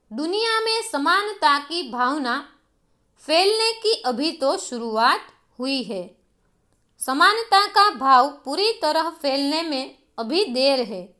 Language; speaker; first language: Hindi; non-native, local second language; Gujarati